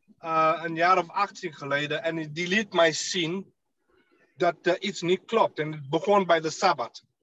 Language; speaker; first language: Dutch; non-native, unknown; Shona